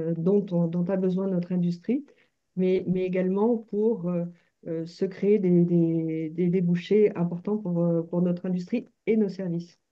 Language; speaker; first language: French; native; French